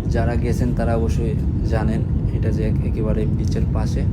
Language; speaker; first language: Bangla; non-native, local second language; Sylheti